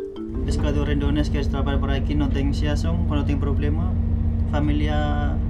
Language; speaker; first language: Spanish; non-native, learner; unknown